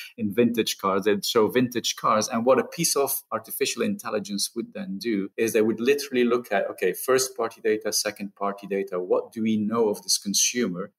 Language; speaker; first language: English; non-native, fluent; Dutch